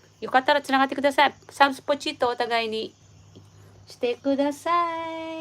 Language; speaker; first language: Japanese; non-native, learner; Filipino